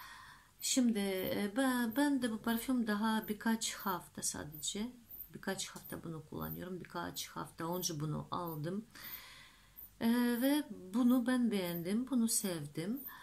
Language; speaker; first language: Turkish; non-native, fluent; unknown